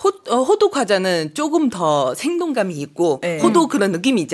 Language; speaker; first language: Korean; non-native, fluent; Chinese